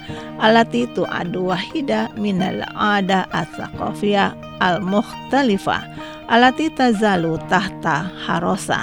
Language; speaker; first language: Arabic; non-native, fluent; Indonesian